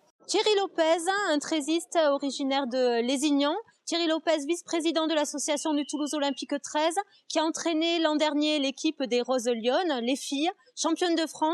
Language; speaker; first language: French; native; French